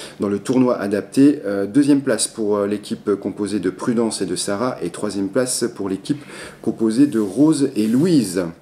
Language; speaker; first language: French; native; French